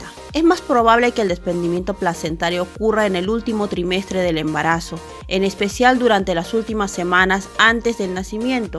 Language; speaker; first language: Spanish; native; Spanish